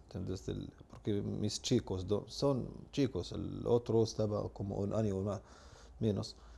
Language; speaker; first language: Spanish; non-native, learner; Arabic